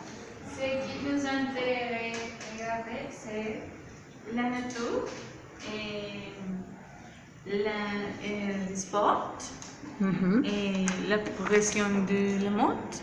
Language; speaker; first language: French; non-native, learner; Spanish